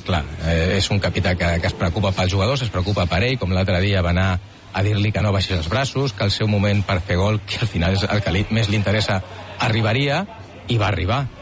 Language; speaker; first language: Catalan; native; Catalan